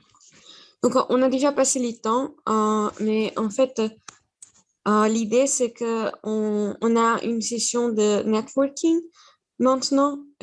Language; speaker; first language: French; non-native, fluent; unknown